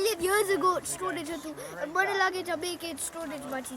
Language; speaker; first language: Gujarati; early bilingual, heritage; Gujarati